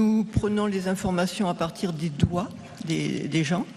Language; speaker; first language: French; native; French